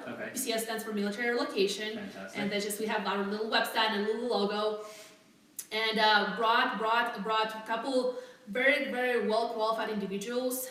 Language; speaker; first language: English; non-native, fluent; Russian